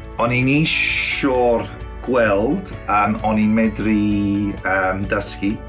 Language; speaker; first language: Welsh; non-native, learner; English